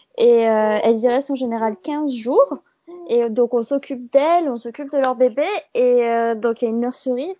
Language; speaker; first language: French; native; French